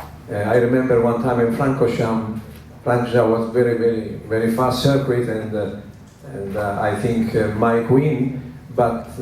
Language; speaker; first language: English; non-native, learner; Italian